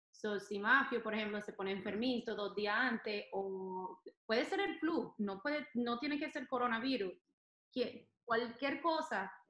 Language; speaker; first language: Spanish; non-native, fluent; English